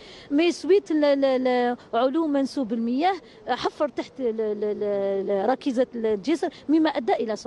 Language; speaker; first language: Arabic; native; Arabic